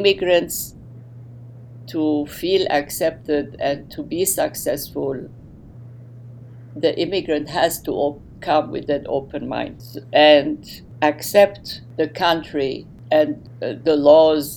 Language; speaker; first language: English; non-native, fluent; Arabic